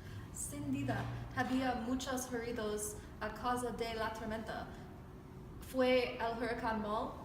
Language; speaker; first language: Spanish; non-native, learner; English